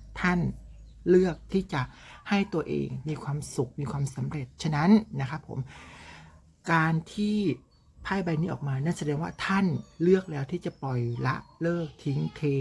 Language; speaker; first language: Thai; native; Thai